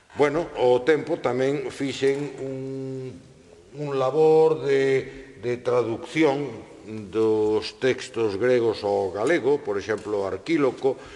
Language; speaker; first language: Galician; non-native, local second language; Spanish